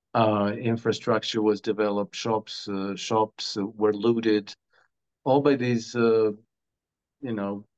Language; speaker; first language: English; non-native, fluent; Croatian